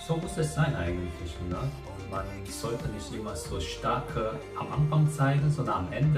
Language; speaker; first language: German; non-native, learner; Korean